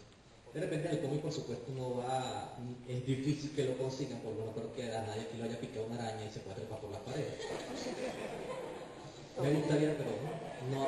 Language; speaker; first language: Spanish; native; Spanish